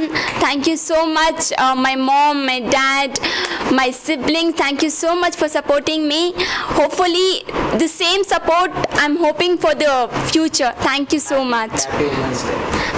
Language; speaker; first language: English; non-native, local second language; Kannada